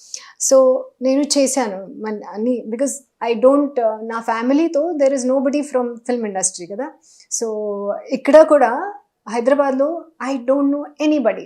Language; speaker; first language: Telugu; non-native, local second language; Hindi